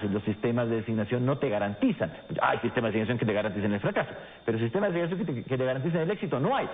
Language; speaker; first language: Spanish; native; Spanish